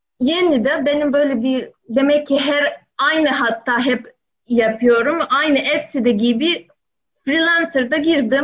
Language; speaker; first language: Turkish; non-native, learner; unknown